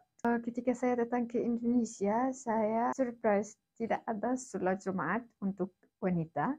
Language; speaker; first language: Indonesian; non-native, fluent; Arabic